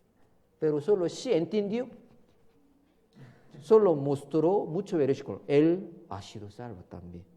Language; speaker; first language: Spanish; non-native, learner; Korean